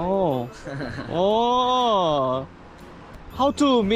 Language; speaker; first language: English; non-native, learner; Korean